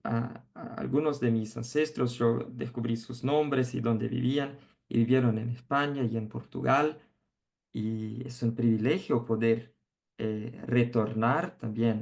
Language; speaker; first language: Spanish; non-native, fluent; Portuguese